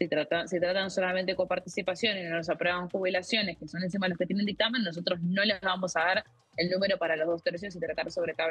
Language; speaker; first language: Spanish; native; Spanish